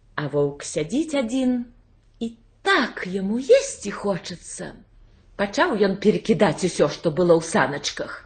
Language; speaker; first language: Belarusian; native; Belarusian